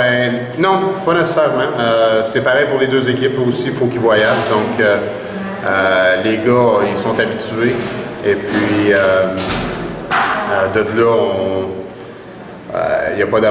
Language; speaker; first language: French; native; French